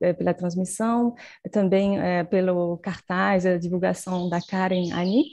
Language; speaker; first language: Portuguese; non-native, fluent; French